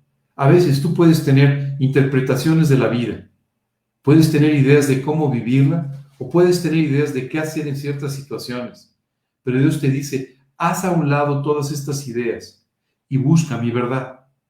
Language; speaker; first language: Spanish; native; Spanish